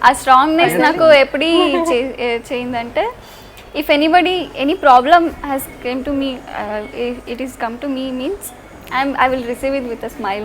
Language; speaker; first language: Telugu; non-native, learner; Kannada